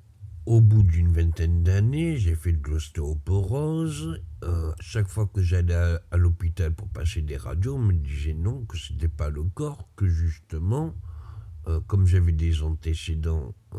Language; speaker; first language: French; native; French